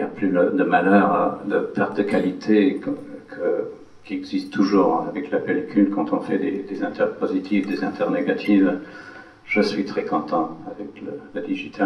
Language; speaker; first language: French; non-native, fluent; English